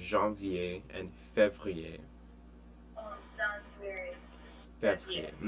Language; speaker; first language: French; non-native, fluent; English